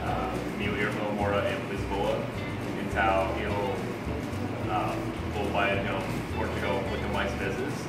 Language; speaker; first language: Portuguese; non-native, learner; English